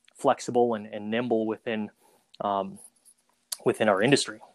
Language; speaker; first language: English; native; English